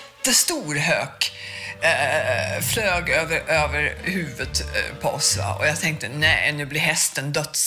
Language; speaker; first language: Swedish; native; Swedish